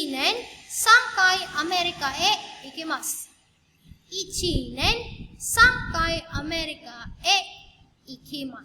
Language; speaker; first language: Japanese; non-native, fluent; Filipino